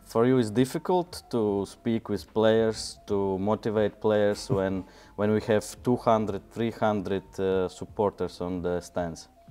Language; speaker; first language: English; non-native, learner; Latvian